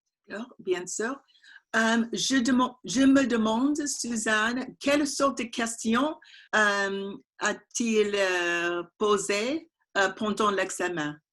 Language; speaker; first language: French; non-native, learner; English